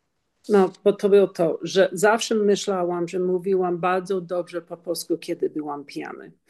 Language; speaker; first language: Polish; non-native, learner; English